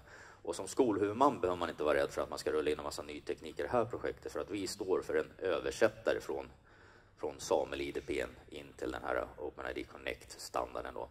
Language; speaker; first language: Swedish; native; Swedish